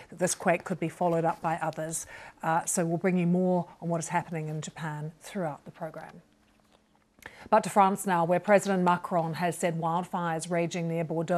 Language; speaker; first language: English; native; English